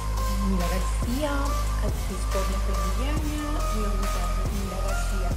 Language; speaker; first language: Spanish; native; Spanish